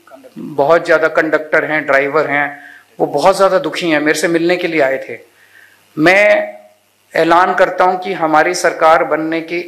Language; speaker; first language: Hindi; native; Hindi